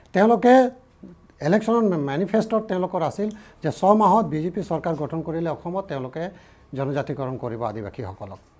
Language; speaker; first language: Assamese; non-native, local second language; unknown